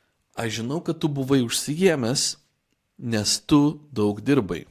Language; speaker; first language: Lithuanian; non-native, fluent; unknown